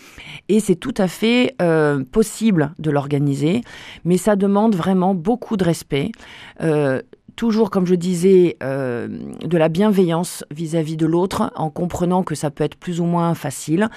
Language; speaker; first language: French; native; French